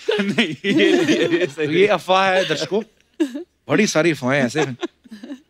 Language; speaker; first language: Hindi; native; Hindi